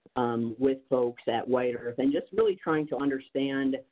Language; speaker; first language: English; native; English